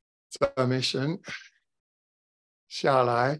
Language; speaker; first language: Chinese; non-native, fluent; English